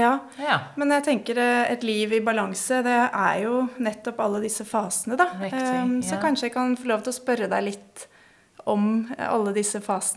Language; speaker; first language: Norwegian; native; Norwegian